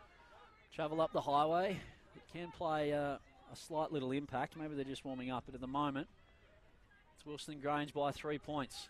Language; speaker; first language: English; native; English